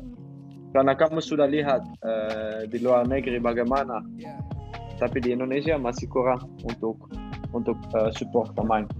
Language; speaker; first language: Indonesian; non-native, learner; Dutch